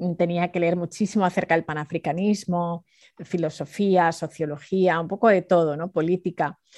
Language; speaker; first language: Spanish; early bilingual, other home language; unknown